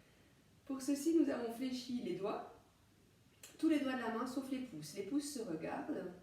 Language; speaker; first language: French; native; French